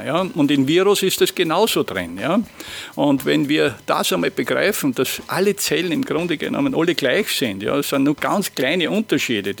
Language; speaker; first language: German; native; German